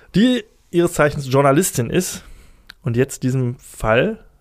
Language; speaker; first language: German; native; German